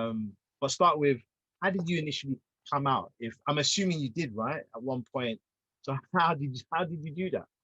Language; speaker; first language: English; native; English